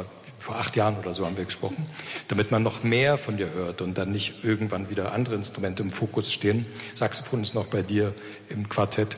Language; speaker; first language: German; native; German